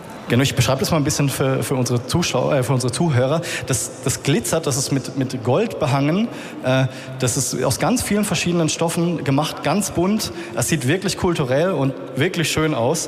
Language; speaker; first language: German; native; German